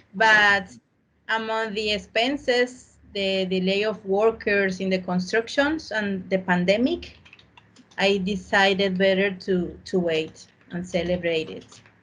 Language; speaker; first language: English; non-native, learner; Spanish